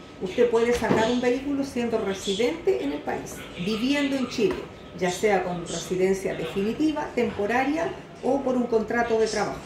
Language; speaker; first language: Spanish; native; Spanish